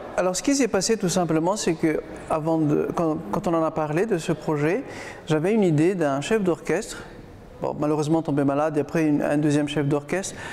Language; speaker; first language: French; non-native, local second language; Malagasy